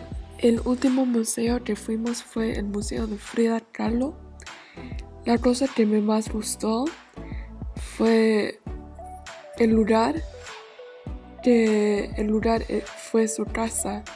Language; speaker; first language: Spanish; non-native, learner; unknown